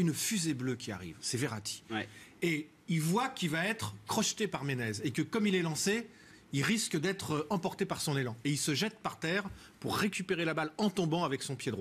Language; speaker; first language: French; native; French